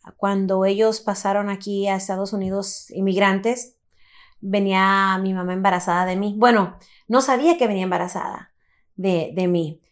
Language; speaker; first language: Spanish; early bilingual, heritage; Spanish